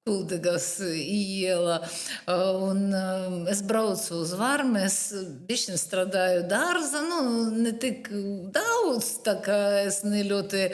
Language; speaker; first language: Latvian; non-native, learner; Russian